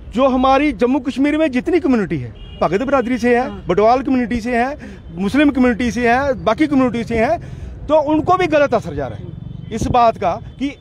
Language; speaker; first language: Hindi; native; Hindi